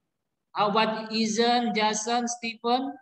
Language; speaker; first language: English; non-native, learner; Indonesian